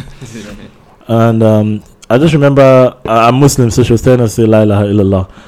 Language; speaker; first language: English; non-native, local second language; Yoruba